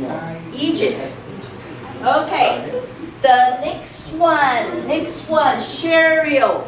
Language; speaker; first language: English; non-native, fluent; Chinese